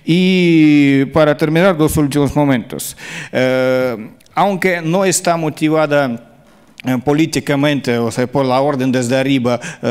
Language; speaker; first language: Spanish; non-native, fluent; Russian